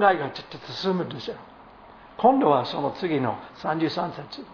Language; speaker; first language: Japanese; non-native, fluent; English